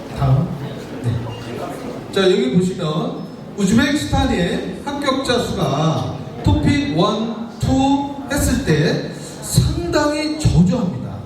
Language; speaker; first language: Korean; native; Korean